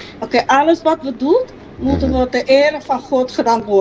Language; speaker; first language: Dutch; non-native, local second language; Papiamento